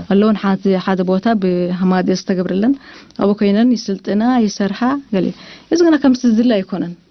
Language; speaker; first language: Tigrinya; non-native, local second language; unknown